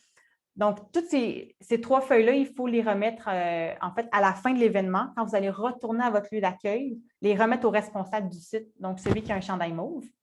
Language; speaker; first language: French; native; French